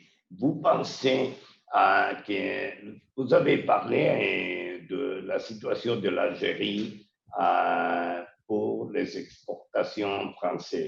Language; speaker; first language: French; non-native, learner; Spanish